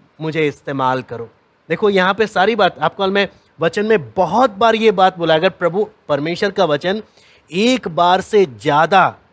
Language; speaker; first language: Hindi; native; Hindi